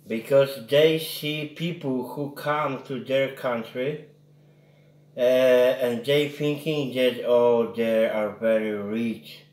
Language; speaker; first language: English; non-native, learner; Polish